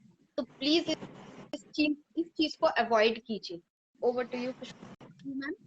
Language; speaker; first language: Hindi; native; Hindi